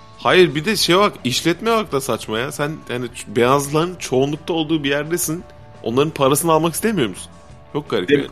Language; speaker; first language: Turkish; native; Turkish